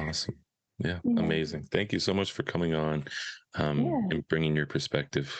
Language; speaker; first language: English; native; English